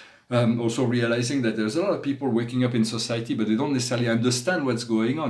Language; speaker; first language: English; non-native, fluent; French